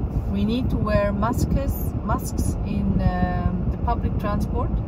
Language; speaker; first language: English; non-native, fluent; German